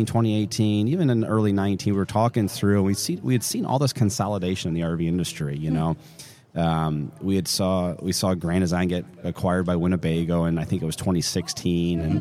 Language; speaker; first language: English; native; English